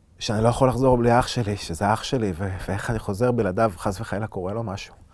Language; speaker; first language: Hebrew; native; Hebrew